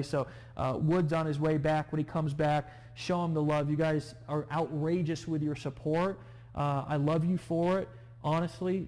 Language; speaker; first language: English; native; English